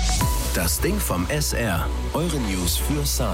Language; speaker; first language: German; native; German